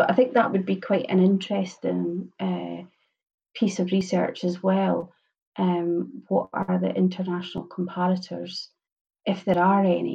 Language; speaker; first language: English; native; English